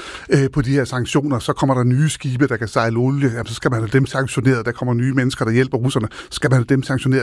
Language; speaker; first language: Danish; native; Danish